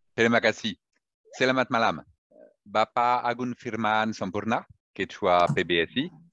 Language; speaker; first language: Indonesian; non-native, learner; French